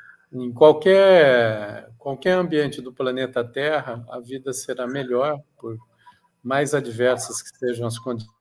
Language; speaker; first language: Portuguese; native; Portuguese